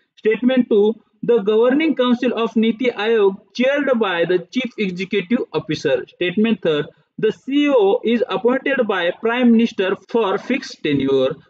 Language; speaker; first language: English; non-native, local second language; Marathi